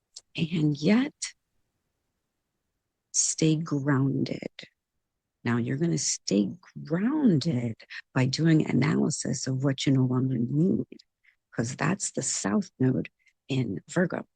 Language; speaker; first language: English; native; English